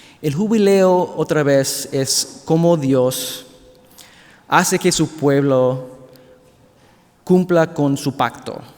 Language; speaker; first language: Spanish; non-native, fluent; English